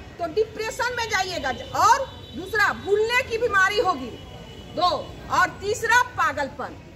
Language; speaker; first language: Hindi; native; Hindi